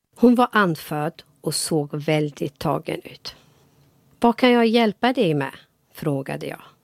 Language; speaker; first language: Swedish; non-native, fluent; Persian